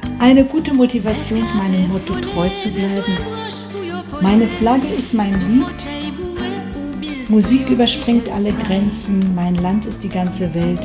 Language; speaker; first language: German; non-native, fluent; Haitian Creole